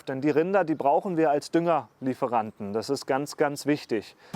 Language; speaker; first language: German; native; German